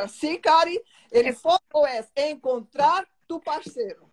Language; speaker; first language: Spanish; non-native, learner; Portuguese